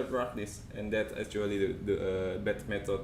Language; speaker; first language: English; non-native, fluent; Indonesian